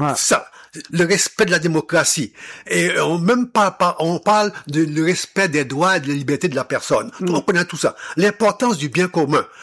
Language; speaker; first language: French; non-native, local second language; Haitian Creole